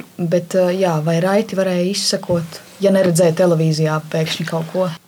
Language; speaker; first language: Latvian; native; Latvian